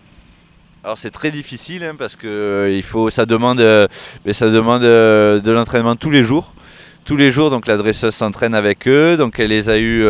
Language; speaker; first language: French; native; French